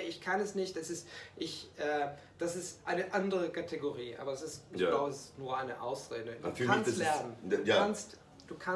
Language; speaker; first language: German; non-native, fluent; Italian